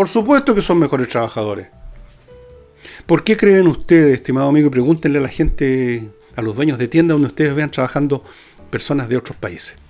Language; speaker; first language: Spanish; native; Spanish